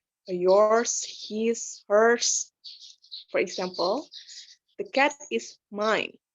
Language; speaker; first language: English; non-native, learner; Indonesian